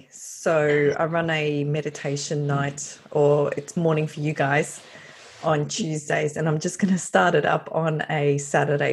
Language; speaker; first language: English; native; English